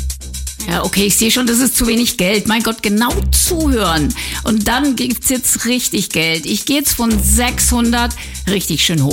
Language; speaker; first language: German; native; German